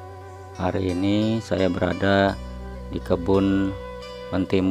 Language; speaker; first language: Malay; non-native, local second language; Sundanese